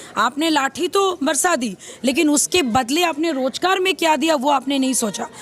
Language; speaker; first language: Hindi; native; Hindi